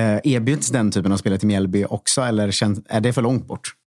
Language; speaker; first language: Swedish; native; Swedish